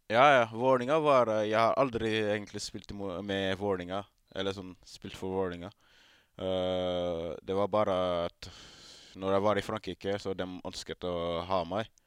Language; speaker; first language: Norwegian; non-native, fluent; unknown